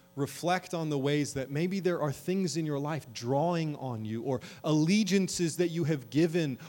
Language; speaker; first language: English; native; English